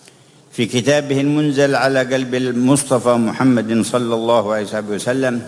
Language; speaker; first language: Arabic; native; Arabic